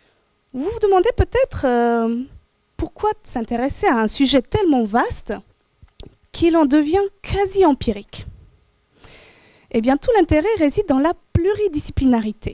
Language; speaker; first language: French; non-native, fluent; Romanian